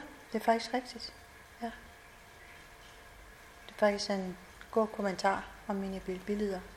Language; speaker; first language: Danish; non-native, fluent; Persian